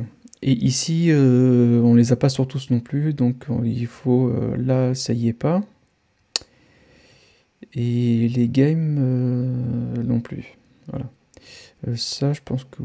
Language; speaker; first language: French; native; French